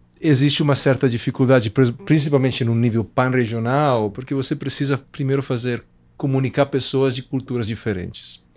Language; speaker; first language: Portuguese; non-native, fluent; Italian